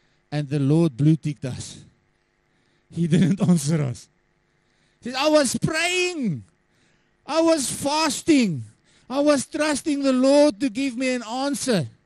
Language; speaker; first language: English; non-native, local second language; Afrikaans